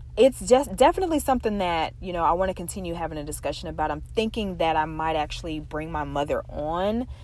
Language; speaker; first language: English; native; English